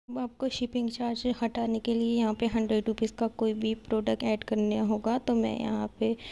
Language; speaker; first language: Hindi; native; Hindi